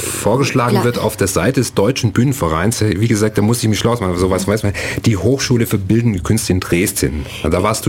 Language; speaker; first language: German; native; German